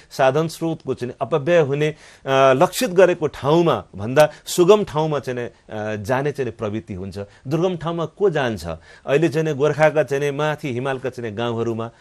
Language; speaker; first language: Nepali; native; Nepali